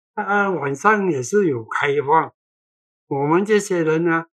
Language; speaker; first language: Chinese; non-native, local second language; Cantonese